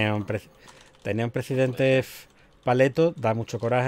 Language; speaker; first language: Spanish; native; Spanish